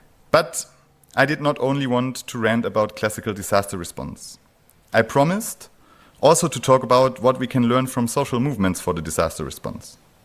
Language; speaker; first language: English; non-native, fluent; German